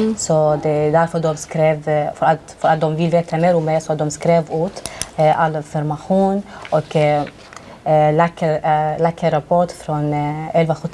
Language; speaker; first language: Swedish; non-native, fluent; Arabic